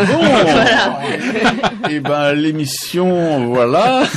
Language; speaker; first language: French; native; French